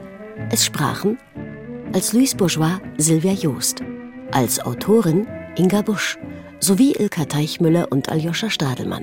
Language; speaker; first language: German; native; German